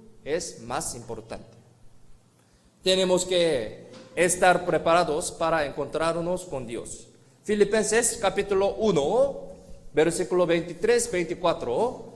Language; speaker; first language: Spanish; non-native, fluent; Korean